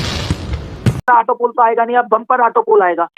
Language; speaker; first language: Hindi; native; Hindi